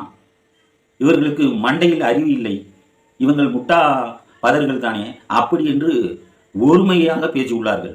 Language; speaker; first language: Tamil; native; Tamil